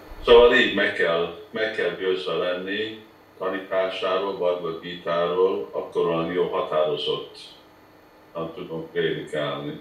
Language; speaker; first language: Hungarian; early bilingual, heritage; Hungarian